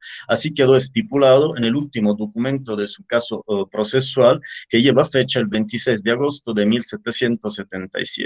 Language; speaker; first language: Spanish; native; Spanish